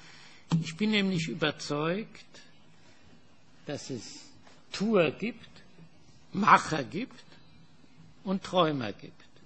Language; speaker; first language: German; non-native, fluent; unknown